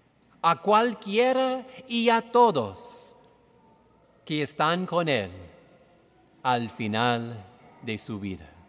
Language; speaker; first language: Spanish; non-native, fluent; English